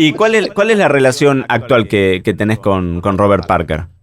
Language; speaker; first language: Spanish; native; Spanish